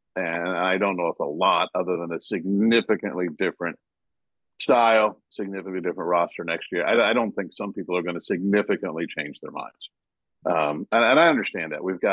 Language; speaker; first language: English; native; English